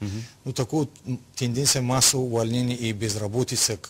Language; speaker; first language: Russian; non-native, local second language; Tajik